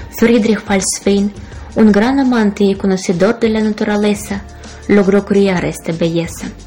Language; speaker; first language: Spanish; non-native, fluent; Ukrainian